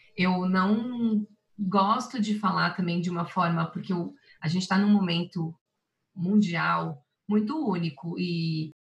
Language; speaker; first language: Portuguese; native; Portuguese